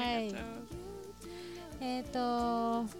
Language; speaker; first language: Japanese; non-native, learner; English